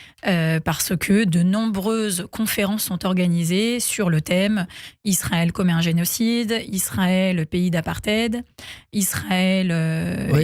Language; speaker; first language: French; native; French